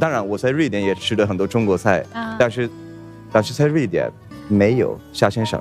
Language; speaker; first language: Chinese; non-native, fluent; Swedish